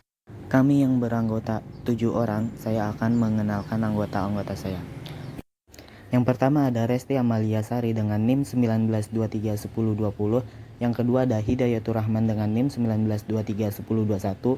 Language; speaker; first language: Indonesian; native; Indonesian